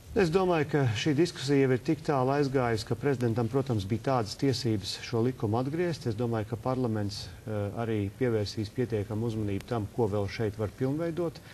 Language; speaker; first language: Latvian; native; Latvian